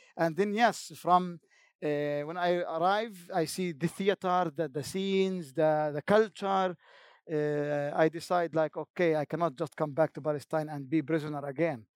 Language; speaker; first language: English; non-native, fluent; Arabic